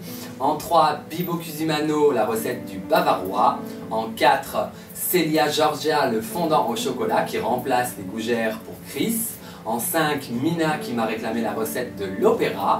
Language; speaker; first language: French; native; French